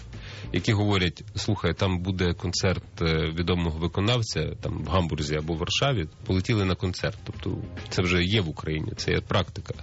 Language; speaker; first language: Ukrainian; native; Ukrainian